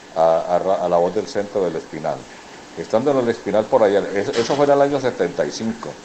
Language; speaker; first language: Spanish; native; Spanish